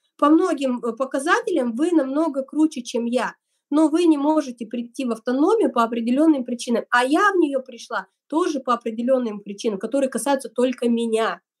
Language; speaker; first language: Russian; native; Russian